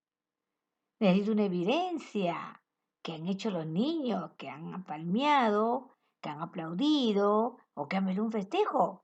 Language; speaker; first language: Spanish; native; Spanish